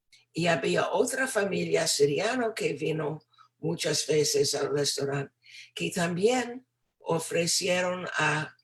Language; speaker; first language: Spanish; non-native, fluent; English